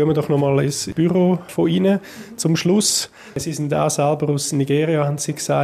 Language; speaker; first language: German; native; German